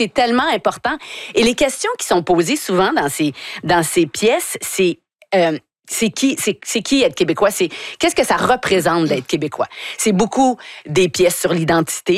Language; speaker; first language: French; native; French